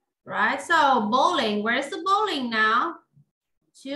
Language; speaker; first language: English; non-native, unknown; Vietnamese